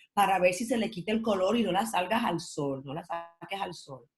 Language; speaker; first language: Spanish; early bilingual, heritage; Spanish